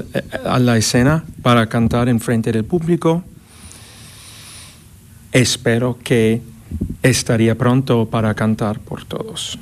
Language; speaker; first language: Spanish; non-native, learner; English